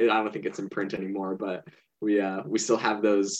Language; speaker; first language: English; native; English